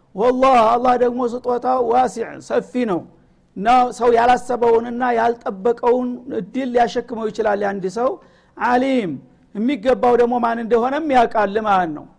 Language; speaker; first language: Amharic; native; Amharic